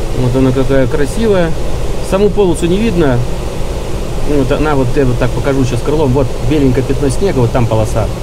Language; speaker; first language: Russian; native; Russian